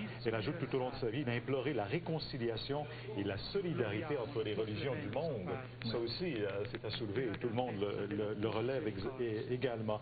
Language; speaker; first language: French; native; French